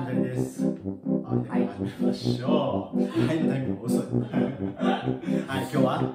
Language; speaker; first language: Japanese; native; Japanese